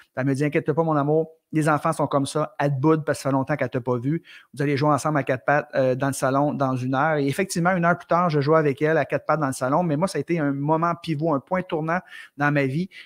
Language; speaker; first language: French; native; French